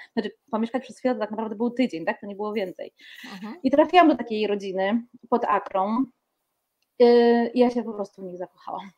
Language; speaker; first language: Polish; native; Polish